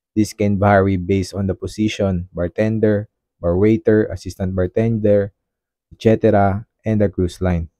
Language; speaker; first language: English; non-native, local second language; Filipino